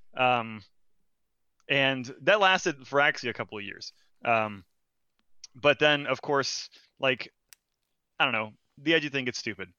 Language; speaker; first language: English; non-native, fluent; Portuguese